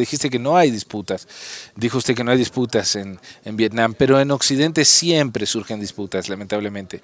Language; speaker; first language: Spanish; non-native, fluent; English